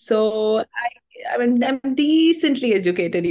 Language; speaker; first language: English; non-native, local second language; Tamil